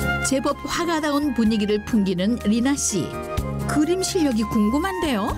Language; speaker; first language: Korean; native; Korean